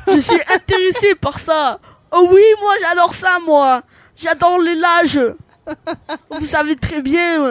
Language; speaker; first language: French; early bilingual, other home language; Albanian